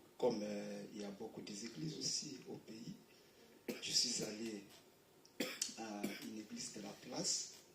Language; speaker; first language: French; non-native, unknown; Portuguese